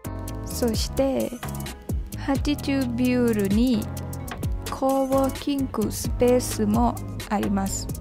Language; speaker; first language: Japanese; non-native, learner; Thai